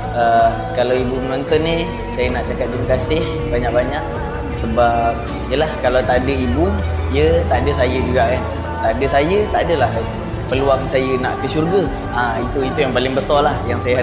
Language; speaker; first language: Malay; native; Malay